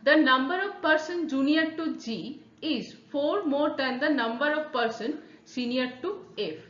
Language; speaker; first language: English; non-native, local second language; Bangla